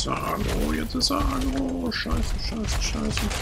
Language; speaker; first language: German; native; German